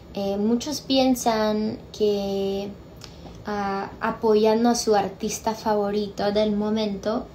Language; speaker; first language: Spanish; early bilingual, heritage; Spanish